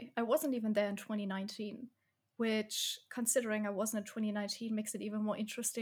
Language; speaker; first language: English; non-native, fluent; German